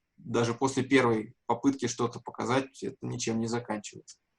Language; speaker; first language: Russian; native; Russian